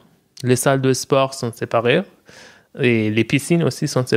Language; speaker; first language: French; non-native, fluent; Persian